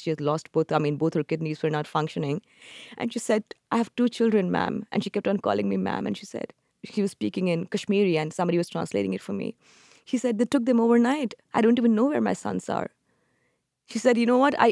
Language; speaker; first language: English; non-native, local second language; Urdu